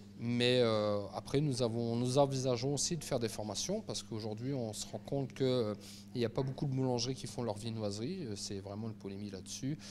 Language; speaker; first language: French; native; French